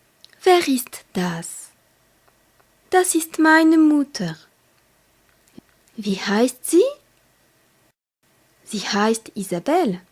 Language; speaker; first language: German; non-native, fluent; French